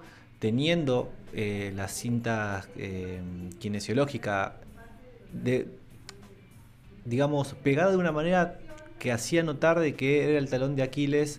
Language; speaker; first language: Spanish; native; Spanish